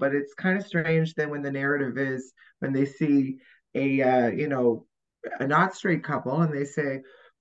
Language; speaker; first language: English; native; English